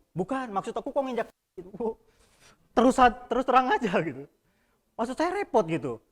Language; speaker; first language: Indonesian; native; Indonesian